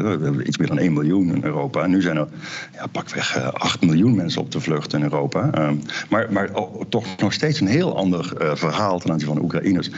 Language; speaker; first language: Dutch; native; Dutch